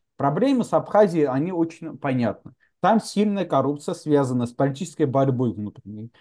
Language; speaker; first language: Russian; non-native, local second language; Georgian